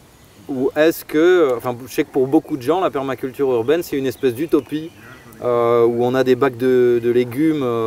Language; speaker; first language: French; native; French